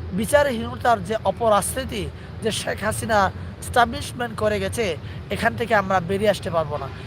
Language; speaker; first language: Bangla; non-native, local second language; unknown